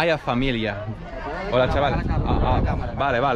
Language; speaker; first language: Spanish; native; Spanish